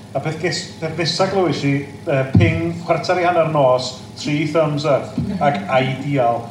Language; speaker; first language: Welsh; native; Welsh